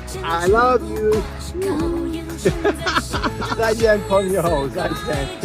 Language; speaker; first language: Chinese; non-native, learner; English